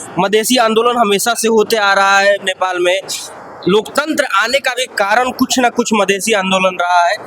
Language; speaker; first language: Hindi; native; Hindi